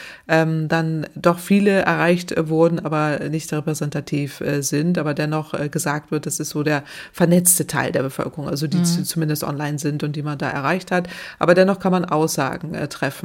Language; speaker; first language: German; native; German